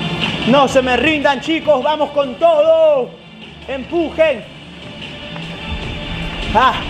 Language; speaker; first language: Spanish; early bilingual, heritage; Spanish